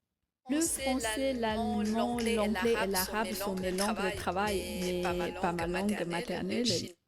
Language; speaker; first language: French; non-native, fluent; Chinese